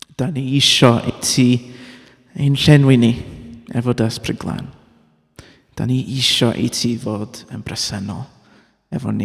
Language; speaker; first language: Welsh; non-native, local second language; English